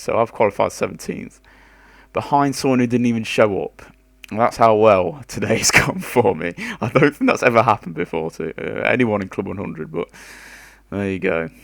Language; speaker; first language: English; native; English